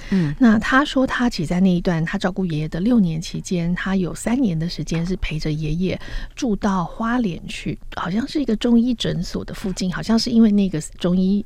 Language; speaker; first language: Chinese; native; Chinese